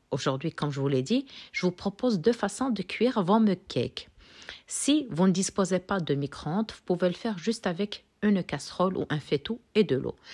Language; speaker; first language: French; non-native, local second language; Arabic